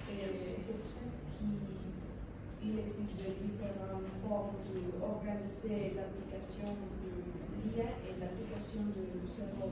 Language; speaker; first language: French; non-native, learner; Spanish